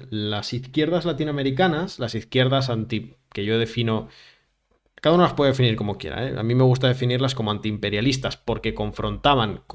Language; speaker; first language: Spanish; native; Spanish